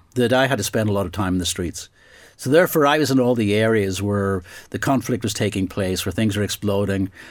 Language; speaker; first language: English; native; English